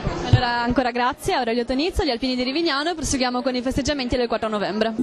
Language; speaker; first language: Italian; native; Italian